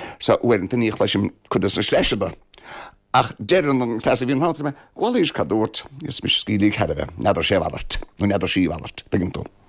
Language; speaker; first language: Irish; native; Irish